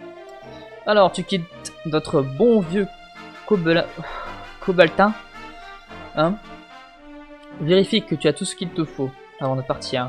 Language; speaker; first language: French; native; French